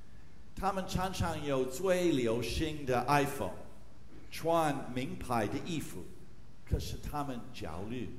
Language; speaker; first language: Chinese; non-native, fluent; English